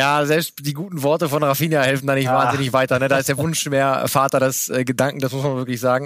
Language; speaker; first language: German; native; German